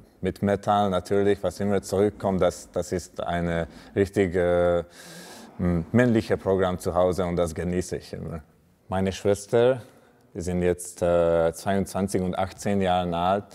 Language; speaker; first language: German; non-native, fluent; Hungarian